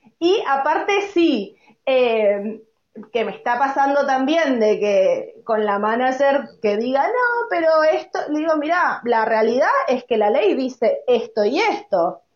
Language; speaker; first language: Spanish; native; Spanish